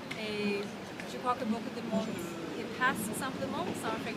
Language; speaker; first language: French; non-native, fluent; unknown